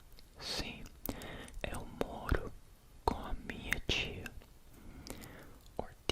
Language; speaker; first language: Portuguese; non-native, learner; English